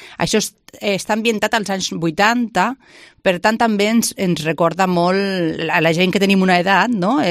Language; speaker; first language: Catalan; native; Catalan